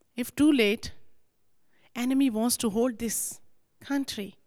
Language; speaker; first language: English; non-native, local second language; Punjabi